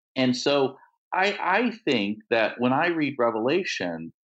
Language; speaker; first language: English; native; English